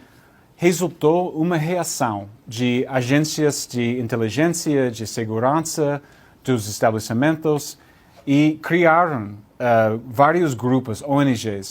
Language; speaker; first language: Portuguese; non-native, learner; English